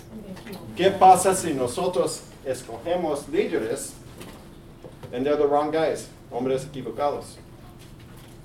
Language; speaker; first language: Spanish; early bilingual, heritage; English